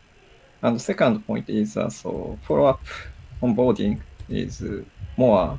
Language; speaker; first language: English; non-native, learner; Japanese